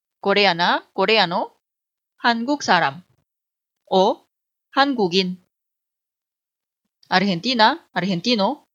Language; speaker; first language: Spanish; non-native, fluent; Korean